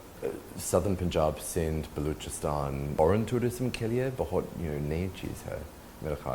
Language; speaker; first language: Hindi; non-native, learner; English